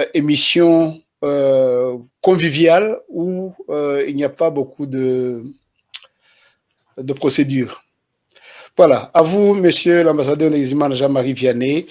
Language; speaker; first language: French; non-native, local second language; Kinyarwanda